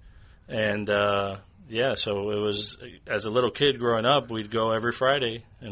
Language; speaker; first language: English; native; English